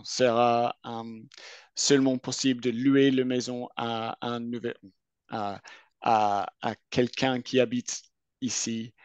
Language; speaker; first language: French; non-native, fluent; English